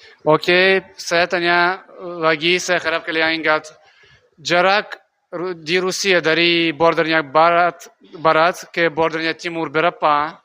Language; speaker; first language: Indonesian; non-native, learner; Russian